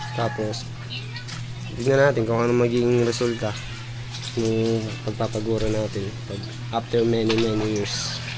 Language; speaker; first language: Filipino; native; Filipino